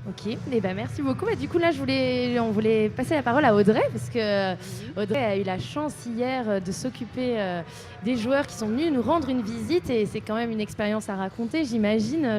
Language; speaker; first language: French; native; French